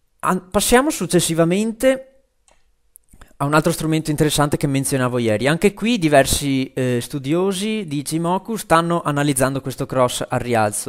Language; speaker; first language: Italian; native; Italian